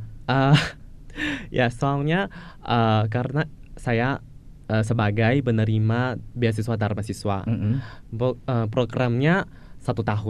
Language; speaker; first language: Indonesian; non-native, fluent; Chinese